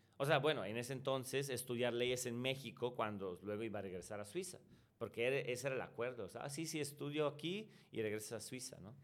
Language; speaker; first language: Spanish; non-native, fluent; Italian